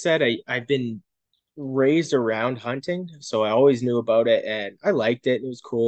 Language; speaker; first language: English; native; English